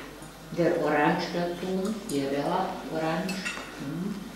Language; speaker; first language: German; non-native, learner; Czech